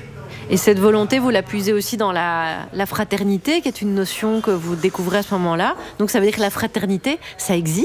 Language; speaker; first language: French; native; French